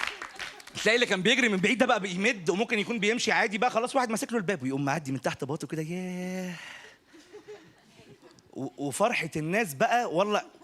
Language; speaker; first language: Arabic; native; Arabic